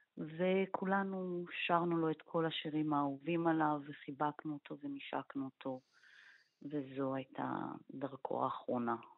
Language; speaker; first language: Hebrew; native; Hebrew